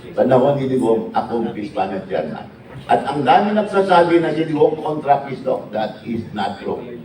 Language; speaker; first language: Filipino; non-native, local second language; Iloko